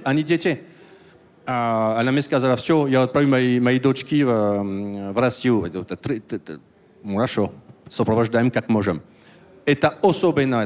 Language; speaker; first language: Russian; non-native, learner; French